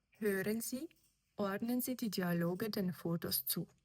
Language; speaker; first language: German; non-native, fluent; Ukrainian